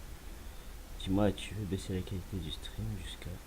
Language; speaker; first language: French; native; French